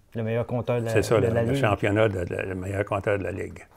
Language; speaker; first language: French; native; French